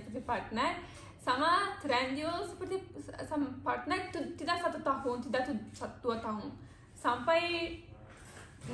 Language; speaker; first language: Indonesian; non-native, learner; Turkish